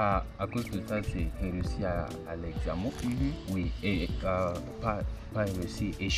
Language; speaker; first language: French; non-native, learner; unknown